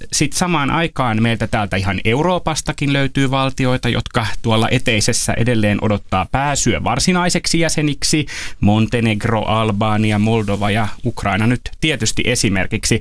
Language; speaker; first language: Finnish; native; Finnish